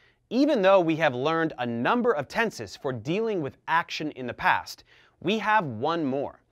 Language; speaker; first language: English; early bilingual, other home language; Italian